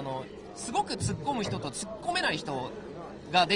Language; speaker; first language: Japanese; native; Japanese